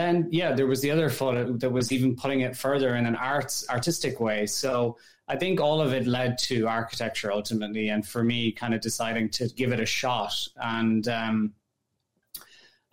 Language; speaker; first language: English; native; English